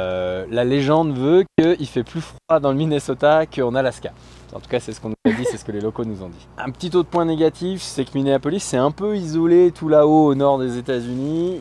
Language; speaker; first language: French; native; French